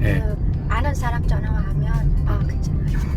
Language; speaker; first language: Korean; non-native, learner; Vietnamese